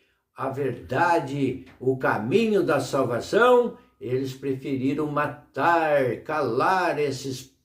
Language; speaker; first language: Portuguese; native; Portuguese